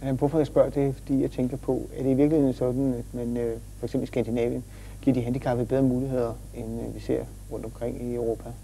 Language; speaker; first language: Danish; native; Danish